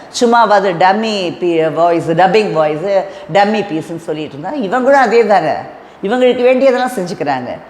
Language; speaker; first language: Tamil; non-native, local second language; Telugu